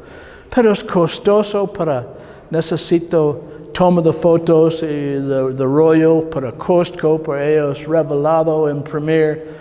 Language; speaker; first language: Spanish; non-native, learner; English